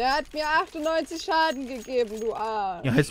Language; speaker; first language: German; native; German